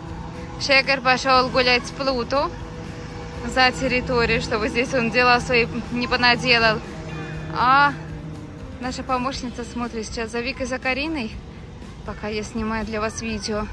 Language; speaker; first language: Russian; native; Russian